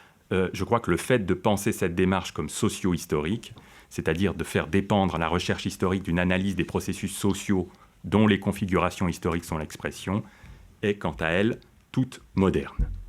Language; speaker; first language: French; native; French